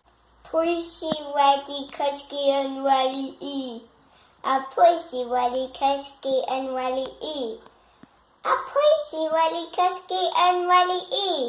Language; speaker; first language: Welsh; non-native, learner; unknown